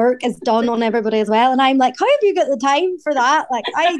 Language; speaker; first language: English; native; English